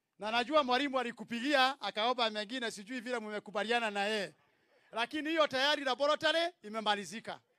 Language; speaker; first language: Swahili; non-native, local second language; Kikuyu